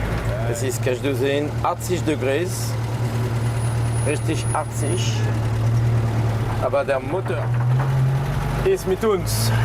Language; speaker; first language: German; non-native, learner; French